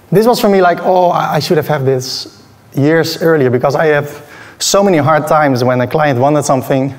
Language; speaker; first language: English; non-native, fluent; Dutch